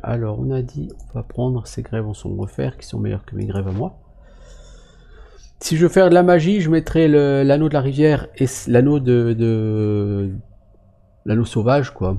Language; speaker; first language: French; native; French